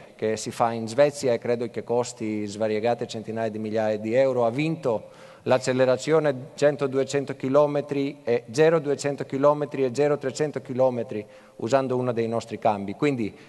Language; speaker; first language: Italian; non-native, fluent; Greek